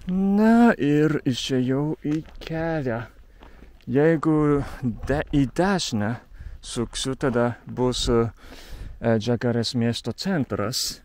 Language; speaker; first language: Lithuanian; non-native, learner; Japanese